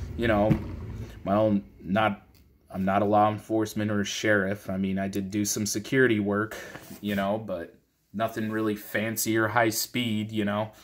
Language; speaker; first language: English; native; English